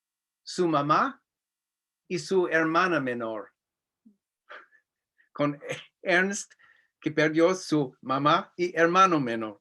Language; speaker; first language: Spanish; non-native, fluent; English